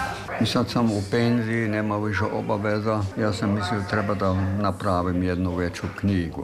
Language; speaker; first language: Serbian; non-native, fluent; German